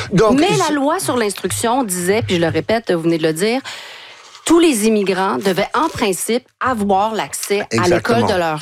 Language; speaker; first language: French; native; French